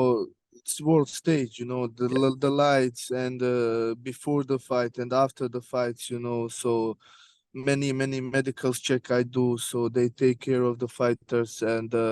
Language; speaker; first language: English; non-native, learner; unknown